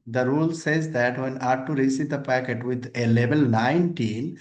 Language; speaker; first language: English; non-native, local second language; Bangla